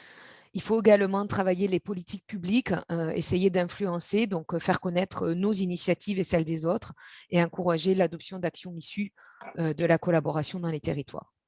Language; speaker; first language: French; native; French